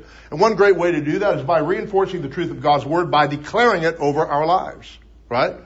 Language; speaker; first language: English; native; English